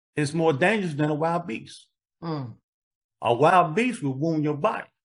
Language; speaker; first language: English; native; English